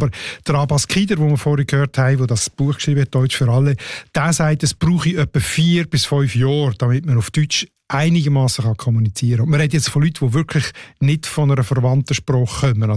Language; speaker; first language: German; native; German